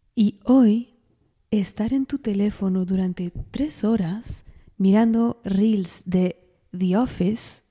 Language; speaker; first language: Spanish; non-native, fluent; French